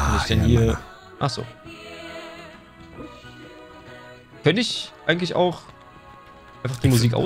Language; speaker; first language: German; native; German